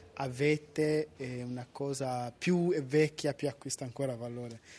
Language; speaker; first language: Italian; non-native, fluent; Kinyarwanda